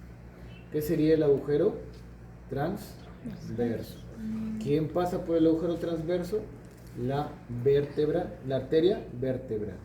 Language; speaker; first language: Spanish; native; Spanish